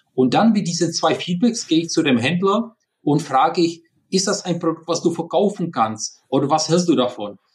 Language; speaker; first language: German; non-native, fluent; Czech